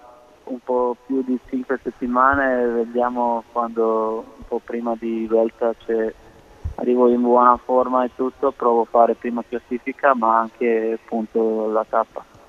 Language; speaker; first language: Italian; non-native, learner; Croatian